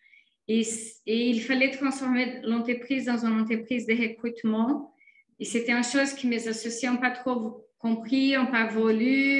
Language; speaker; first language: French; non-native, fluent; Portuguese